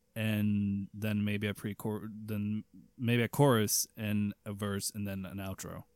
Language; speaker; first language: English; non-native, fluent; Swedish